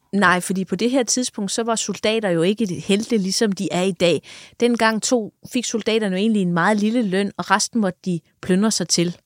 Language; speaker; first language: Danish; native; Danish